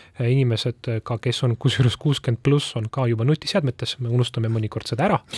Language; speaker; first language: Estonian; non-native, local second language; Russian